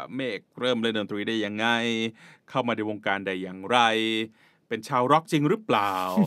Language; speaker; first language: Thai; native; Thai